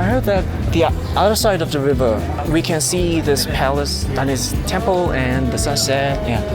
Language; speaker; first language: English; non-native, learner; Korean